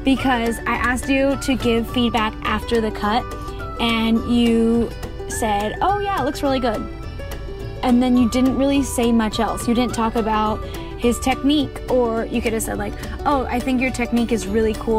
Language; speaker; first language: English; native; English